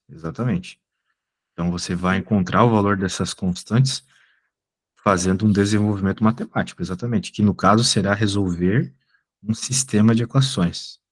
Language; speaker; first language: Portuguese; native; Portuguese